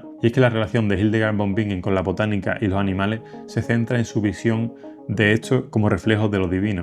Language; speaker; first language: Spanish; native; Spanish